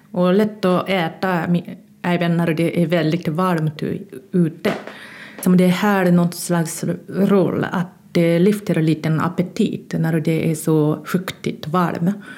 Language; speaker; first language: Swedish; non-native, fluent; Japanese